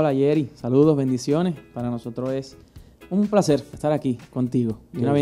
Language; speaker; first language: Spanish; native; Spanish